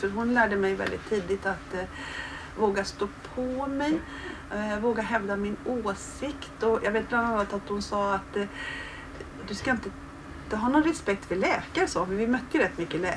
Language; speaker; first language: Swedish; native; Swedish